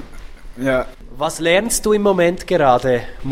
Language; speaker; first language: German; native; German